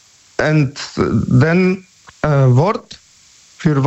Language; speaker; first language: German; non-native, learner; Polish